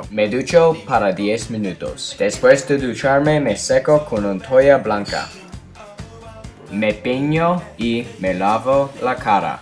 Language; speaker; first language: Spanish; non-native, learner; English